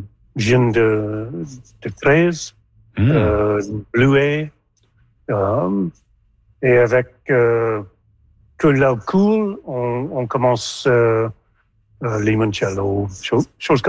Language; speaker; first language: French; non-native, local second language; English